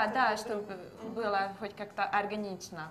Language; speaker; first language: Russian; non-native, learner; Hungarian